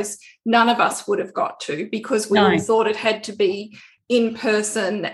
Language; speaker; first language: English; native; English